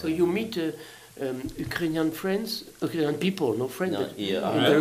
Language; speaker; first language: English; non-native, learner; French